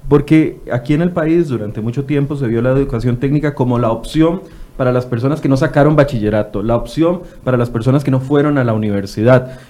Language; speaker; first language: Spanish; native; Spanish